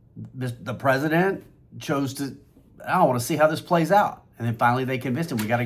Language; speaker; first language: English; native; English